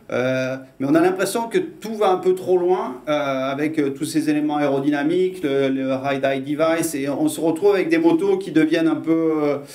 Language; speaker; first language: French; native; French